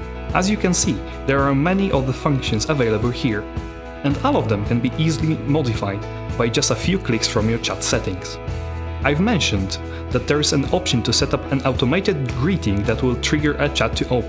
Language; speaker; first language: English; non-native, fluent; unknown